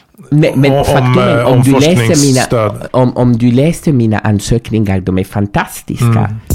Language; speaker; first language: Swedish; non-native, fluent; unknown